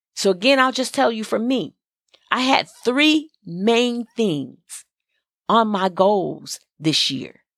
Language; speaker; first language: English; native; English